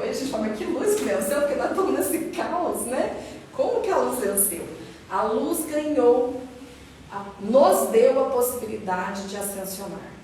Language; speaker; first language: Portuguese; native; Portuguese